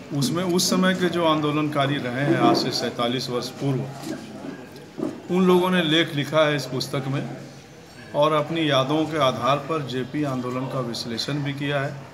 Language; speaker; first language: Hindi; native; Hindi